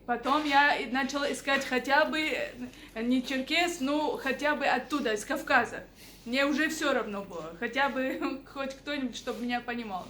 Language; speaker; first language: Russian; native; Russian